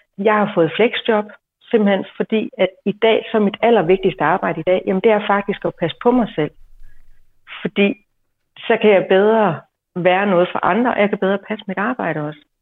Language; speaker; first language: Danish; native; Danish